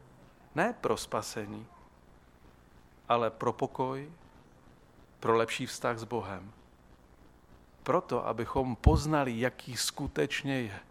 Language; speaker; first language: Czech; native; Czech